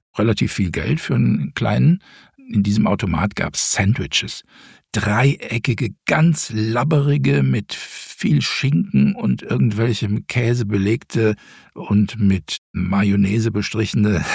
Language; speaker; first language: German; native; German